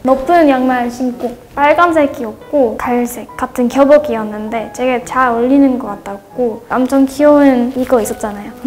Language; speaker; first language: Korean; non-native, fluent; English